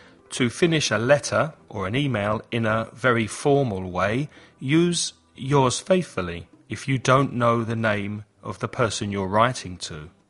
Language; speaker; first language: English; native; English